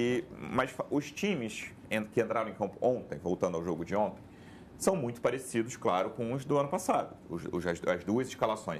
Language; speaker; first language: Portuguese; native; Portuguese